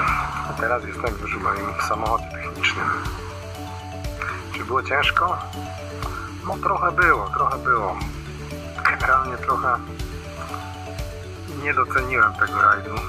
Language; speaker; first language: Polish; native; Polish